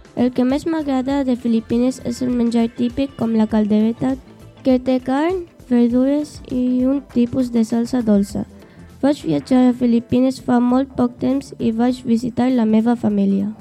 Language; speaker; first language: Catalan; early bilingual, other home language; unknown